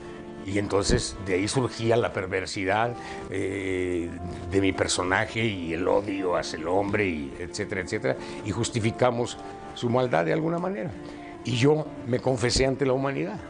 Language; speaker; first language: Spanish; native; Spanish